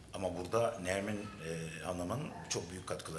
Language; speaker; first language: Turkish; native; Turkish